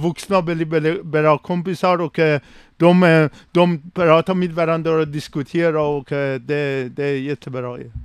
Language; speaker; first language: Swedish; non-native, learner; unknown